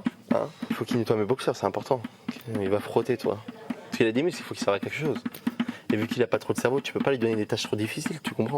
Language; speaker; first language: French; native; French